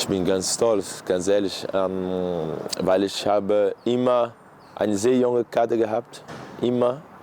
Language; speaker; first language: German; non-native, fluent; Portuguese